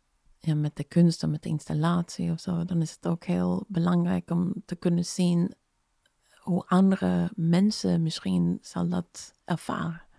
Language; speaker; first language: Dutch; non-native, fluent; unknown